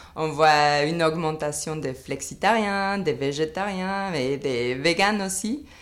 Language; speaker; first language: French; non-native, fluent; Spanish